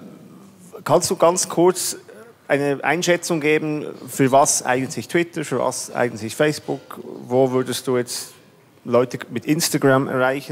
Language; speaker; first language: German; native; German